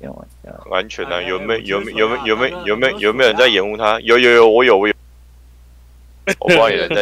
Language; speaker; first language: Chinese; native; Chinese